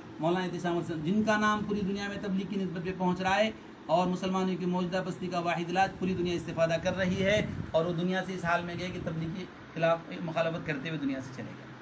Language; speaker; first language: Urdu; native; Urdu